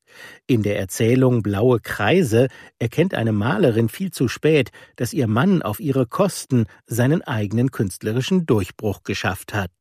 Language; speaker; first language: German; native; German